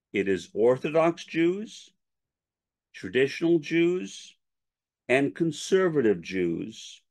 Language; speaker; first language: English; native; English